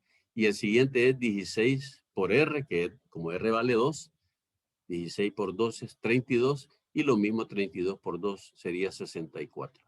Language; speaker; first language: Spanish; native; Spanish